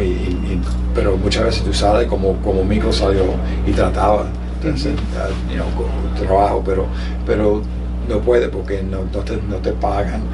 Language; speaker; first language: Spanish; early bilingual, heritage; Spanish